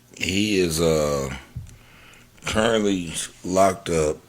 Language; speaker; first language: English; native; English